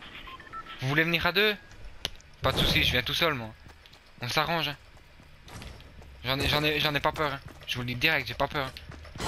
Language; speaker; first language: French; native; French